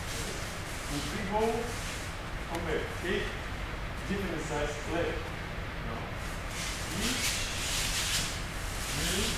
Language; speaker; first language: English; non-native, learner; Russian